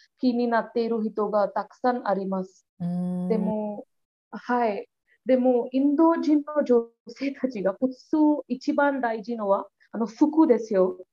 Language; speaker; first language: Japanese; non-native, learner; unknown